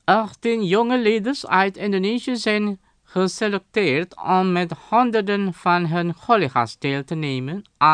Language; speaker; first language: Dutch; non-native, fluent; Indonesian